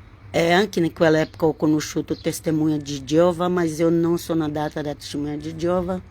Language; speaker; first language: Italian; non-native, learner; Portuguese